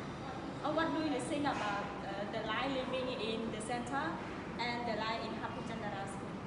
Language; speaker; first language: English; non-native, learner; Khmer